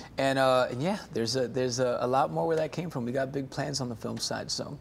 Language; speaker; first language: English; early bilingual, other home language; Spanish